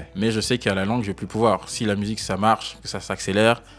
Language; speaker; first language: French; native; French